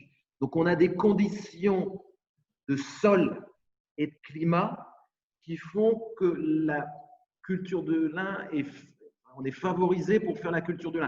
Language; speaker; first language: French; native; French